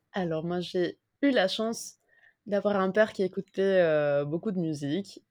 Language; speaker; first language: French; non-native, fluent; Spanish